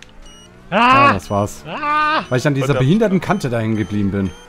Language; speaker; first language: German; native; German